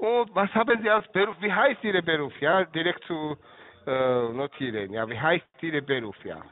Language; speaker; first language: German; non-native, learner; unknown